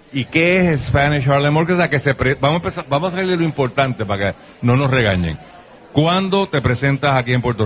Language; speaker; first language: Spanish; native; Spanish